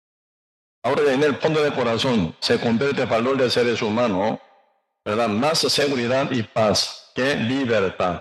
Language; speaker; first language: Spanish; non-native, learner; Korean